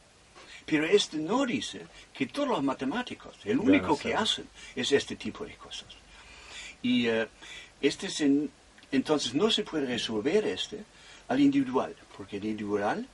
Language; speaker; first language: Spanish; non-native, fluent; German